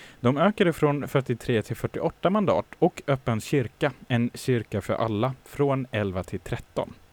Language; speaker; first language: Swedish; non-native, fluent; German